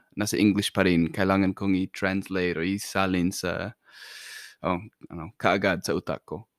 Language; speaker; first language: Filipino; non-native, fluent; English